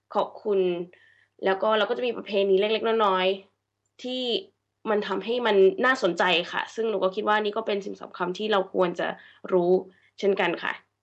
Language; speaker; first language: Thai; early bilingual, heritage; Thai